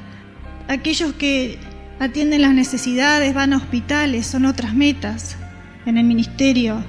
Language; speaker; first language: Spanish; native; Spanish